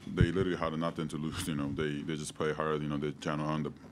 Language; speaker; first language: English; non-native, fluent; Japanese